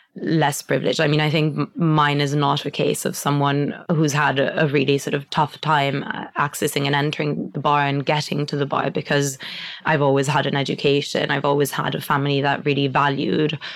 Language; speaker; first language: English; non-native, fluent; Italian